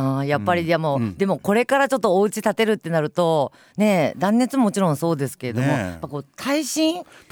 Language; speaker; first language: Japanese; native; Japanese